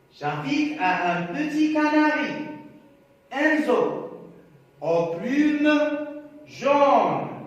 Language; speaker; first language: French; non-native, local second language; Arabic